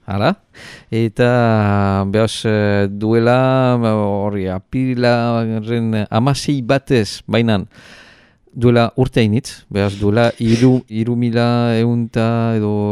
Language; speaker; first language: Basque; native; Basque